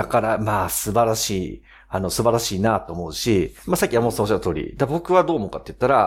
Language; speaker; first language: Japanese; native; Japanese